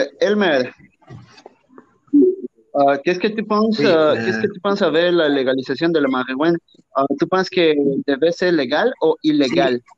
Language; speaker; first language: French; non-native, learner; Spanish